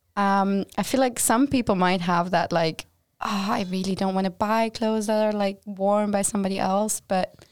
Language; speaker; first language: English; non-native, fluent; German